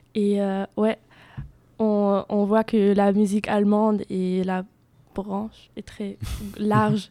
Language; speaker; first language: French; non-native, fluent; German